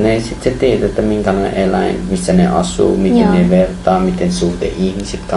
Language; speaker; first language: Finnish; non-native, learner; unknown